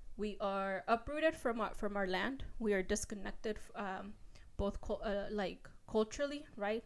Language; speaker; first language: English; early bilingual, other home language; Spanish